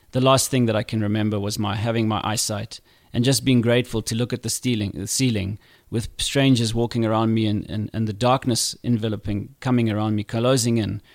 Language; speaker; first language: English; native; English